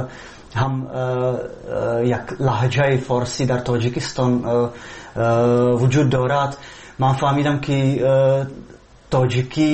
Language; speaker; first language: Persian; non-native, fluent; Slovak